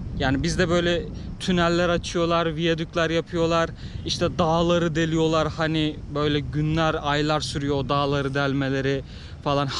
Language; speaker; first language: Turkish; native; Turkish